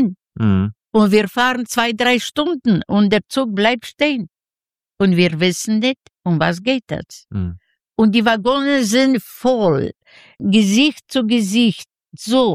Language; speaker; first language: German; non-native, fluent; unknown